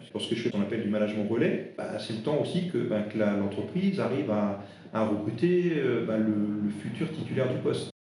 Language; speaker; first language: French; non-native, local second language; Swiss German